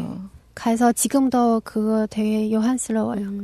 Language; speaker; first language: Korean; non-native, learner; Chinese